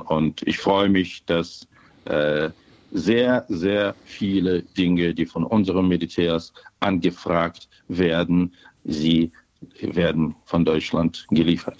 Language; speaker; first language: German; non-native, fluent; Ukrainian